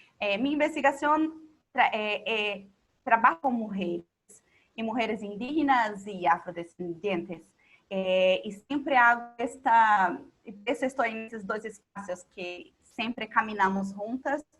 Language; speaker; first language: Spanish; non-native, local second language; Portuguese